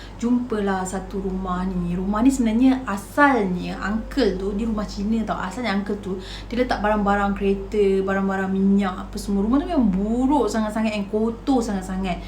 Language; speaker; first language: Malay; native; Malay